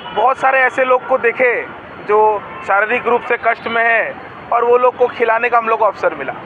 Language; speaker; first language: Hindi; native; Hindi